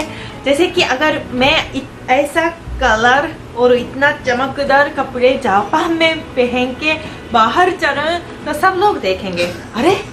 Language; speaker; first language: Hindi; non-native, fluent; Japanese